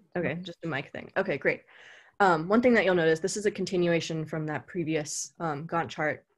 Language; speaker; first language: English; native; English